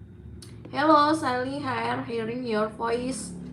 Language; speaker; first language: English; non-native, learner; Indonesian